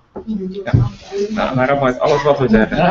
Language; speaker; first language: Dutch; native; Dutch